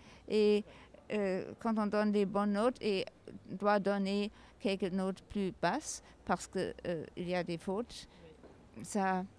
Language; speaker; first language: French; non-native, learner; German